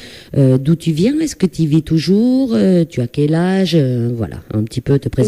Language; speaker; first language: French; native; French